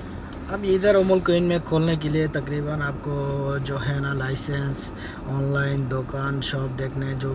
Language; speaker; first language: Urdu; non-native, learner; Bangla